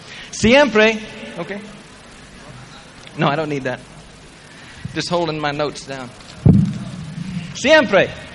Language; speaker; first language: English; native; English